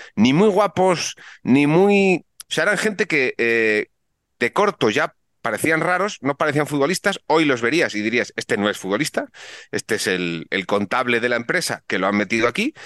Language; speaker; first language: Spanish; native; Spanish